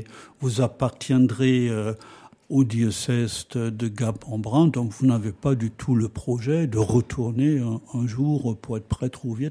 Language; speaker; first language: French; non-native, fluent; German